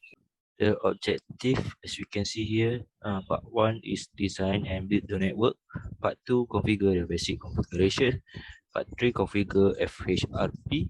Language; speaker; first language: English; non-native, local second language; Malay